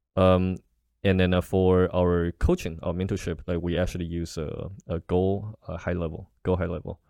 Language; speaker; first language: English; non-native, fluent; Chinese